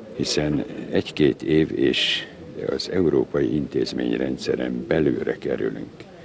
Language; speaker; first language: Hungarian; native; Hungarian